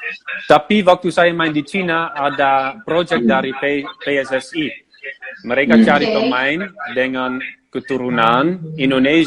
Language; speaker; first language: Indonesian; non-native, fluent; Dutch